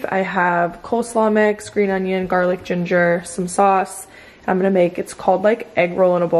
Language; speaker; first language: English; native; English